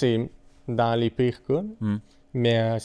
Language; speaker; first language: French; native; French